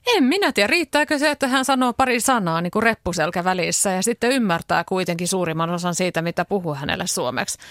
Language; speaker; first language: Finnish; native; Finnish